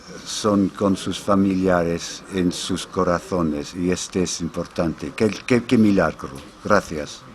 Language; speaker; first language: Spanish; non-native, fluent; English